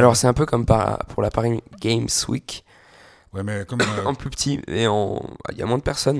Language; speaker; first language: French; native; French